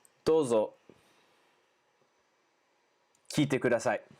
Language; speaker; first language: Japanese; non-native, fluent; English